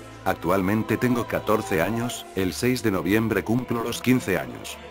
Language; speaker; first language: Spanish; native; Spanish